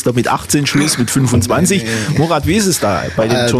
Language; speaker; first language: German; native; German